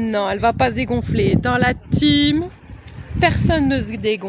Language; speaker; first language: French; native; French